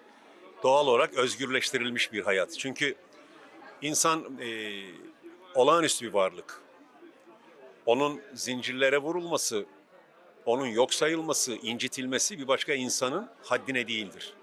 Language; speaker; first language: Turkish; native; Turkish